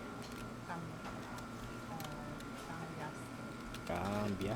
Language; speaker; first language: Spanish; non-native, learner; English